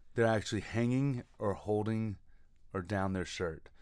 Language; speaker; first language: English; native; English